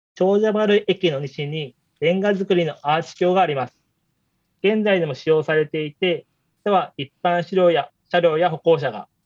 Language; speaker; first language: Japanese; native; Japanese